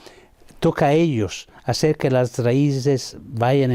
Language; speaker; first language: Spanish; non-native, fluent; Italian